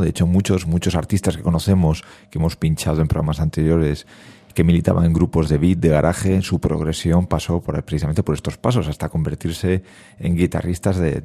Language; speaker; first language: Spanish; native; Spanish